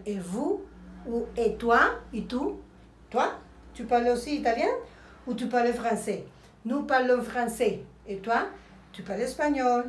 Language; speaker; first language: French; non-native, fluent; Spanish